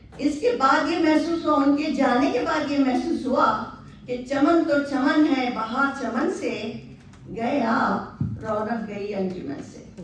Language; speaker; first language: Urdu; native; Urdu